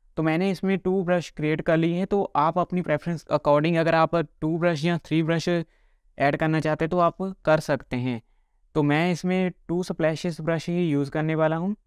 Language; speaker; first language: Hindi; non-native, local second language; Punjabi